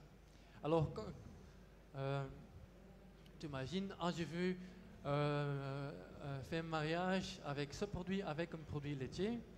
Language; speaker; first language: French; non-native, local second language; Dutch